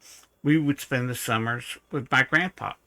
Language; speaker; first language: English; native; English